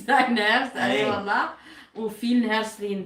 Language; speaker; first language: German; non-native, fluent; Kurdish